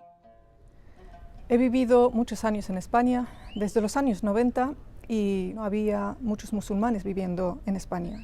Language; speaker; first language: Spanish; early bilingual, other home language; Arabic